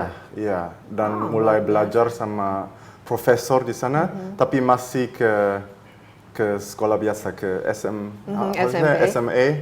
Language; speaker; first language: Indonesian; early bilingual, heritage; German